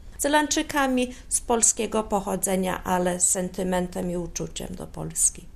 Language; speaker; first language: Polish; early bilingual, heritage; Polish